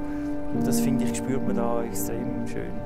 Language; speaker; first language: German; native; German